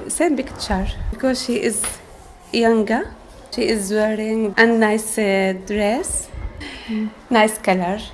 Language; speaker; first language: English; non-native, learner; Arabic